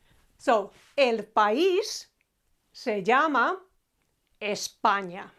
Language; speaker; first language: Spanish; non-native, fluent; Croatian